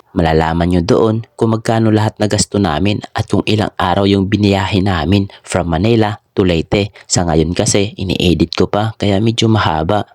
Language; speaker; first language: Filipino; non-native, local second language; Waray